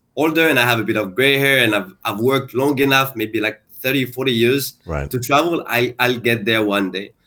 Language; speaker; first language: English; non-native, fluent; French